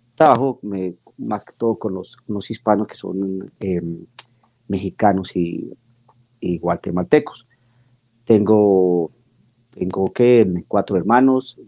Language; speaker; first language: Spanish; native; Spanish